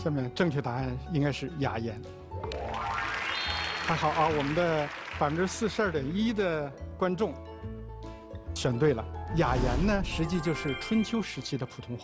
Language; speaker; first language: Chinese; native; Chinese